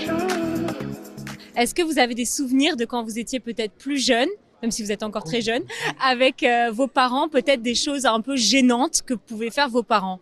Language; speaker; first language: French; native; French